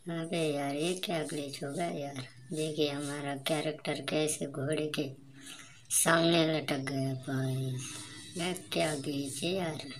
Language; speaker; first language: Hindi; non-native, local second language; Marathi